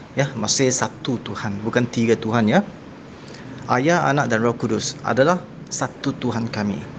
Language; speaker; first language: Malay; non-native, local second language; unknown